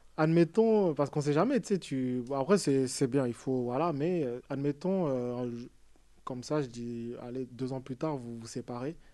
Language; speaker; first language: French; native; French